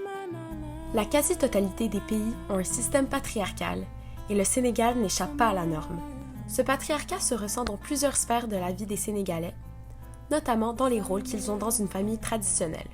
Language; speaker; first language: French; native; French